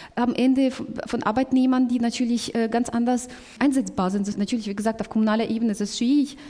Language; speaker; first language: German; non-native, fluent; Russian